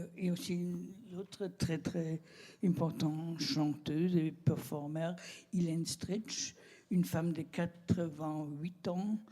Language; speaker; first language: French; non-native, learner; German